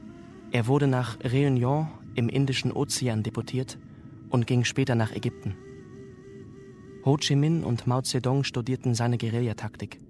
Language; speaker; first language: German; native; German